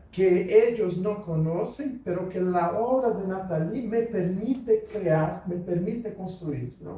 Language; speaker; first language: Spanish; non-native, fluent; Portuguese